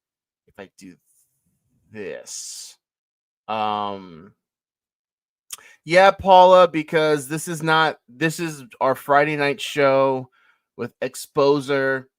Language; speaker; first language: English; native; English